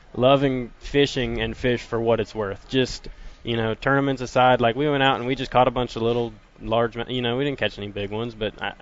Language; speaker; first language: English; native; English